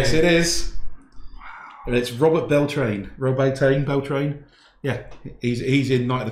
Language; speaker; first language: English; native; English